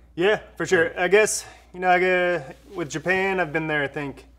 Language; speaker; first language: English; native; English